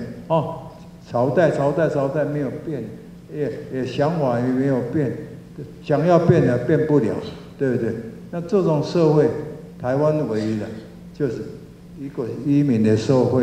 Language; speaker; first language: Chinese; non-native, local second language; Min Nan Chinese